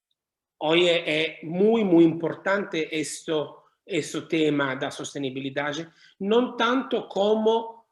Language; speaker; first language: Portuguese; non-native, learner; Italian